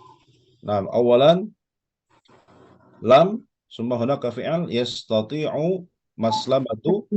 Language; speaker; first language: Arabic; non-native, fluent; Indonesian